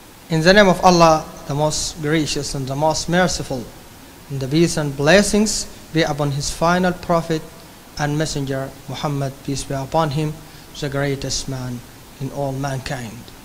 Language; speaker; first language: English; non-native, fluent; Arabic